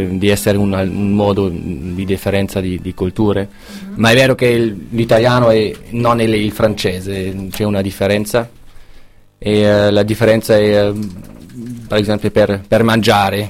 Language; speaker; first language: Italian; non-native, learner; German